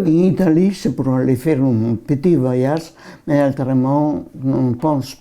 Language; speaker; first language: French; non-native, learner; Italian